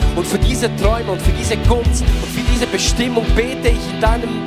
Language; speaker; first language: German; native; German